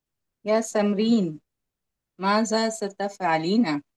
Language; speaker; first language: Arabic; non-native, learner; Urdu